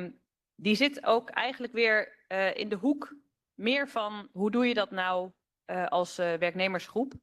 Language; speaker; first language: Dutch; native; Dutch